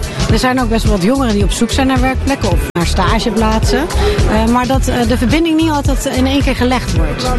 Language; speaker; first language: Dutch; native; Dutch